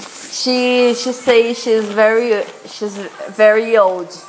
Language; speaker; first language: English; non-native, learner; Portuguese